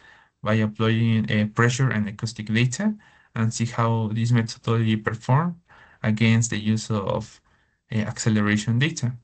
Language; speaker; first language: English; non-native, fluent; Spanish